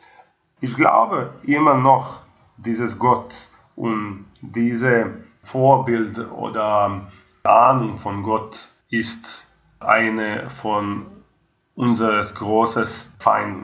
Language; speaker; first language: German; non-native, fluent; Croatian